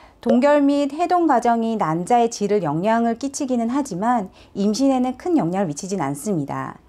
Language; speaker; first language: Korean; native; Korean